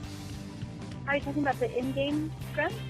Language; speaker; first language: English; native; English